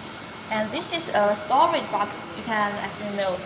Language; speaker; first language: English; non-native, learner; Chinese